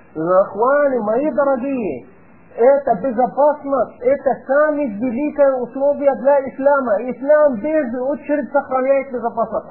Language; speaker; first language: Russian; non-native, fluent; Arabic